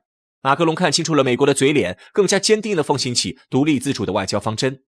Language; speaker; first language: Chinese; native; Chinese